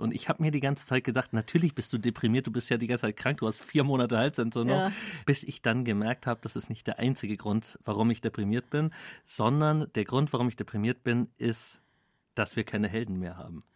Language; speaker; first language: German; native; German